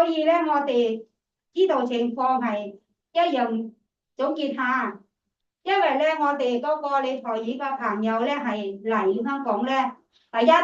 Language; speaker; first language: Cantonese; non-native, fluent; Thai